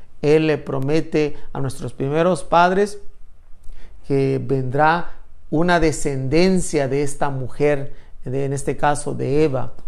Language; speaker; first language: Spanish; native; Spanish